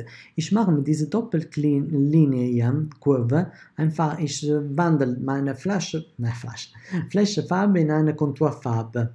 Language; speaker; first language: German; non-native, fluent; Italian